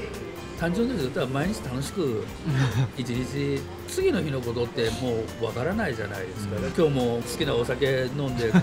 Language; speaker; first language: Japanese; native; Japanese